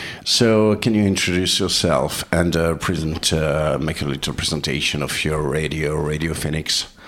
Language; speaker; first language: English; non-native, fluent; French